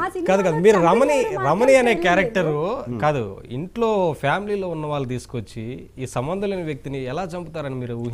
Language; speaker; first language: Telugu; native; Telugu